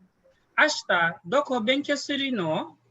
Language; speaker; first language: Japanese; non-native, fluent; Filipino